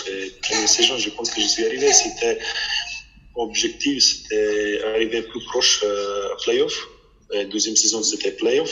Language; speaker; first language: French; non-native, fluent; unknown